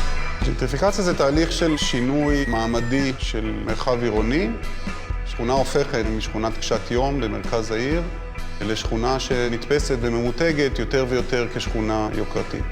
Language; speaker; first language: Hebrew; native; Hebrew